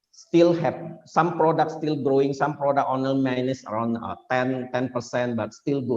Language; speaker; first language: English; non-native, fluent; Indonesian